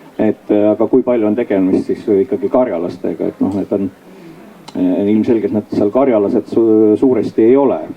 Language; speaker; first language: Estonian; native; Estonian